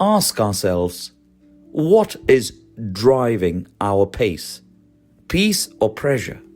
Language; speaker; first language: English; non-native, local second language; Malayalam